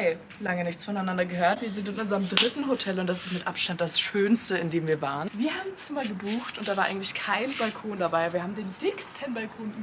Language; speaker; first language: German; native; German